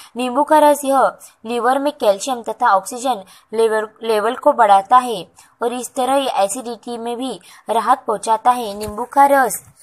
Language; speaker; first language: Hindi; non-native, local second language; Marathi